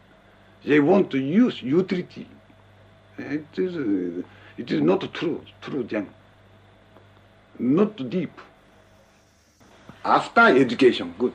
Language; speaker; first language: English; non-native, learner; Japanese